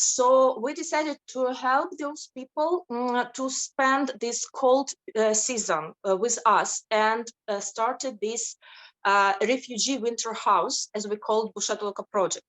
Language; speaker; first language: English; non-native, fluent; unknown